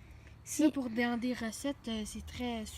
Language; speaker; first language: French; native; French